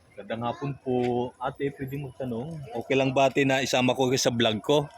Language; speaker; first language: Filipino; native; Filipino